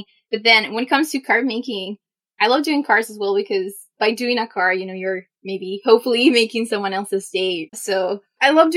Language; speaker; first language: English; non-native, fluent; Spanish